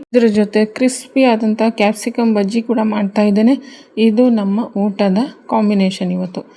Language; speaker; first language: Kannada; native; Kannada